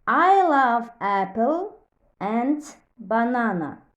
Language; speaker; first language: English; non-native, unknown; Kazakh